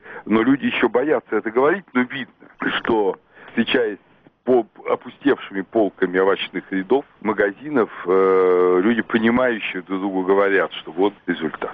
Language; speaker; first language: Russian; native; Russian